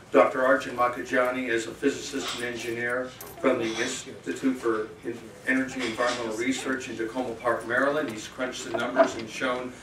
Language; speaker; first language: English; native; English